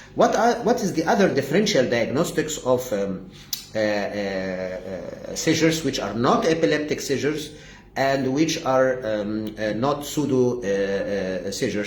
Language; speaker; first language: English; non-native, fluent; Arabic